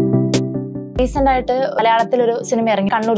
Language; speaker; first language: Tamil; non-native, learner; Malayalam